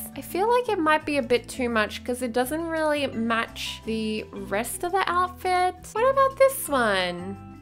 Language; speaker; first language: English; native; English